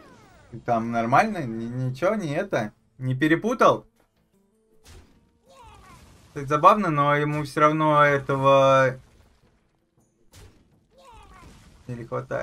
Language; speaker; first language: Russian; native; Russian